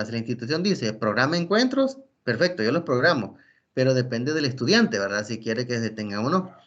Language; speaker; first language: Spanish; native; Spanish